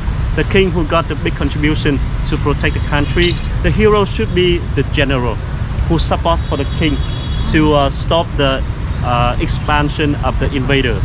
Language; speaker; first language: English; non-native, fluent; Vietnamese